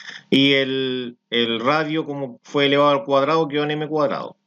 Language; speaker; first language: Spanish; native; Spanish